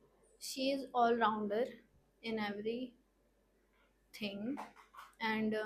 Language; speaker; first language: English; non-native, learner; Urdu